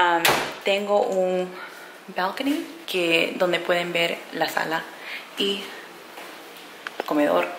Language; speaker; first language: Spanish; early bilingual, heritage; Spanish